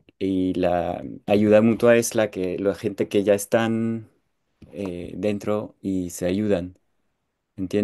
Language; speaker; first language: Spanish; non-native, fluent; French